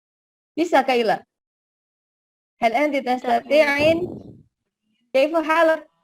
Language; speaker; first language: Arabic; non-native, fluent; Indonesian